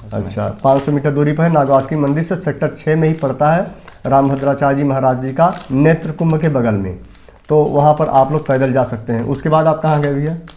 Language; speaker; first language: Hindi; native; Hindi